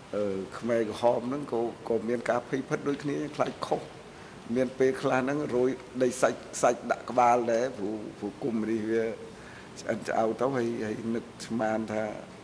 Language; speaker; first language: Khmer; native; Khmer